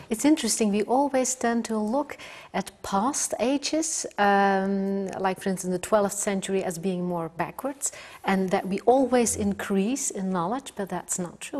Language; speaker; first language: English; non-native, fluent; Dutch